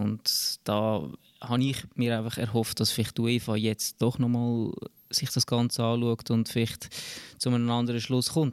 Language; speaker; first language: German; native; German